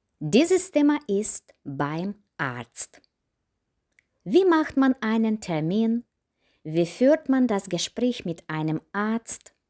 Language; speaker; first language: German; non-native, fluent; Ukrainian